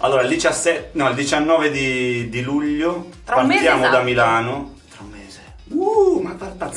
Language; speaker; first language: Italian; native; Italian